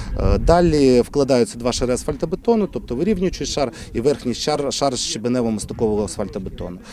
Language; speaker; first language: Ukrainian; native; Ukrainian